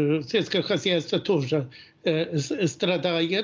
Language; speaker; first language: Russian; non-native, fluent; Swedish